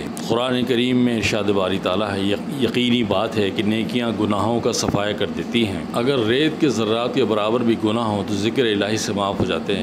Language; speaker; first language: Urdu; native; Urdu